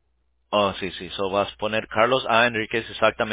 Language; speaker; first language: Spanish; early bilingual, heritage; English